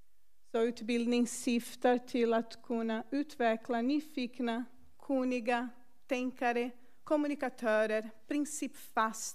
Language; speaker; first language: Swedish; non-native, fluent; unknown